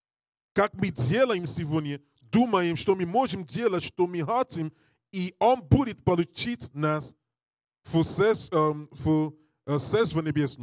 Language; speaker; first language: Russian; non-native, learner; English